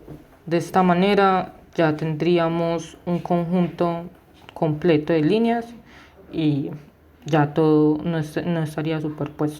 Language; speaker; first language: Spanish; native; Spanish